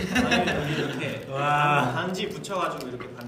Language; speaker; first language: Korean; native; Korean